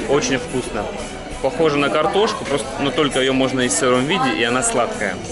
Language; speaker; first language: Russian; native; Russian